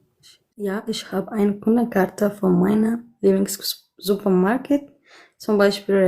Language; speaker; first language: German; non-native, learner; Amharic